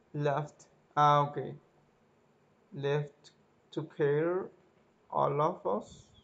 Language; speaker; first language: English; non-native, learner; Spanish